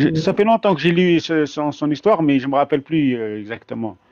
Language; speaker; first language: French; non-native, local second language; Arabic